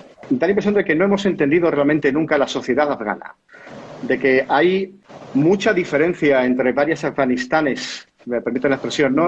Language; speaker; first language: Spanish; native; Spanish